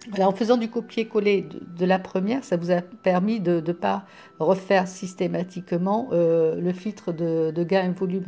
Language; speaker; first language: French; native; French